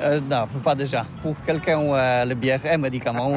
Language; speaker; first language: French; non-native, learner; Polish